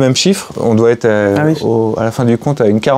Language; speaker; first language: French; native; French